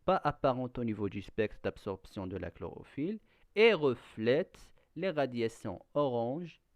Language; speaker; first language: French; non-native, local second language; Arabic